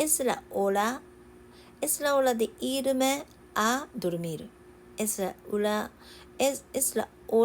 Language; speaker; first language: Spanish; non-native, learner; Japanese